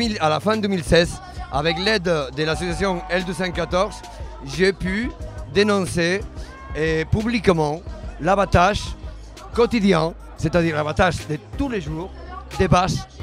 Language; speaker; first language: French; non-native, fluent; Spanish